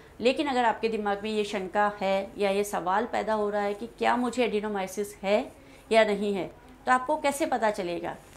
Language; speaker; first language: Hindi; native; Hindi